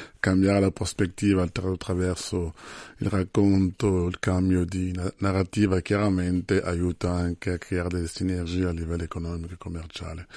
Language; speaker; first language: Italian; non-native, fluent; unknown